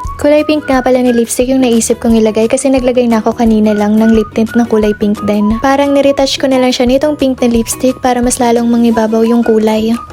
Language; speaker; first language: Filipino; native; Filipino